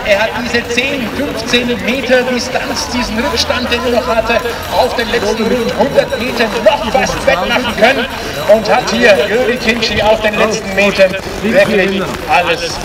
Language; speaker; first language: German; native; German